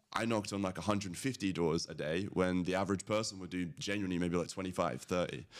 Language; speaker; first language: English; early bilingual, other home language; Latvian